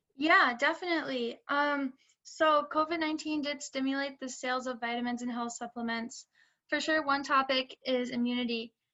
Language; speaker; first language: English; native; English